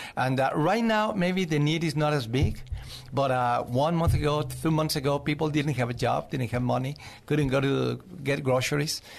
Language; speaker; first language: English; non-native, fluent; Spanish